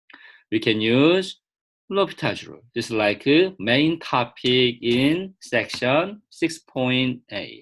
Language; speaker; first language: English; non-native, fluent; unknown